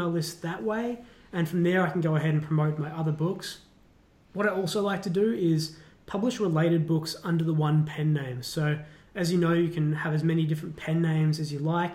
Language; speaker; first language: English; native; English